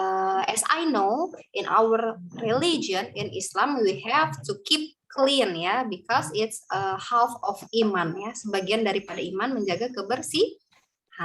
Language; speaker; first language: English; non-native, learner; Indonesian